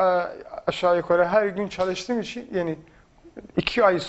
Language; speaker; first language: Turkish; non-native, fluent; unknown